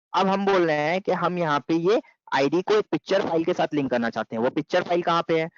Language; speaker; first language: Hindi; non-native, local second language; Bangla